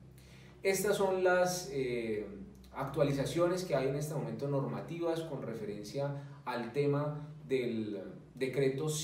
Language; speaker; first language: Spanish; native; Spanish